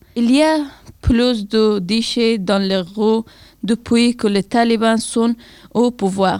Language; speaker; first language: French; non-native, learner; Persian